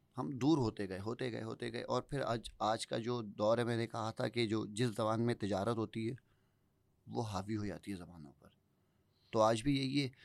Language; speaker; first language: Urdu; native; Urdu